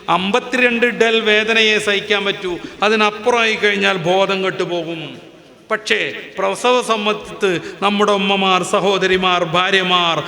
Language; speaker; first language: Malayalam; native; Malayalam